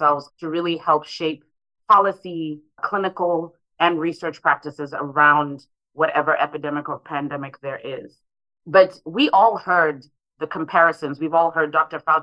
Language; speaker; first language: English; non-native, local second language; Shona